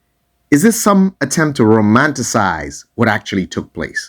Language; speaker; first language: English; native; English